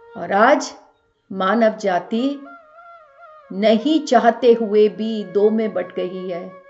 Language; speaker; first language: Hindi; non-native, local second language; Telugu